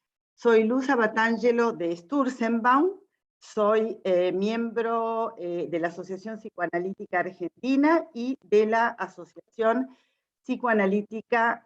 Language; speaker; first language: Spanish; native; Spanish